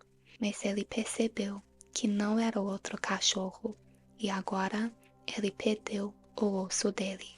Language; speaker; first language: Portuguese; non-native, fluent; English